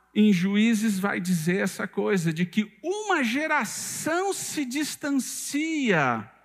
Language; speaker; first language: Portuguese; native; Portuguese